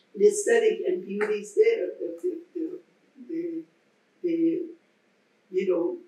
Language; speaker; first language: English; non-native, fluent; Persian